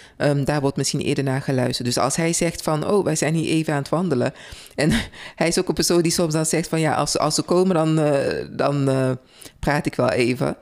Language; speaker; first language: Dutch; early bilingual, other home language; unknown